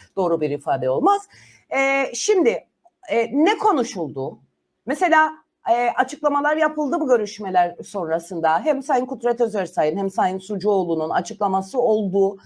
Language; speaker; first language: Turkish; native; Turkish